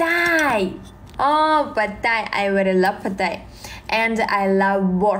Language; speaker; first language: English; non-native, learner; Russian